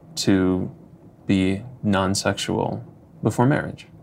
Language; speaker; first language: English; native; English